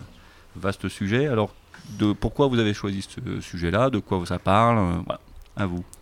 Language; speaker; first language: French; native; French